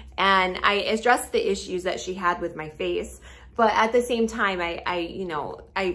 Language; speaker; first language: English; native; English